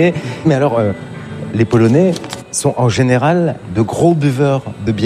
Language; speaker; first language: French; native; French